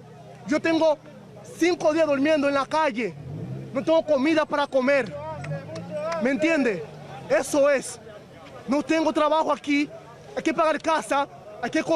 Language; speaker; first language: Spanish; non-native, fluent; Haitian Creole